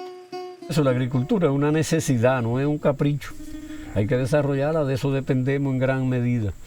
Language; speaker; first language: Spanish; native; Spanish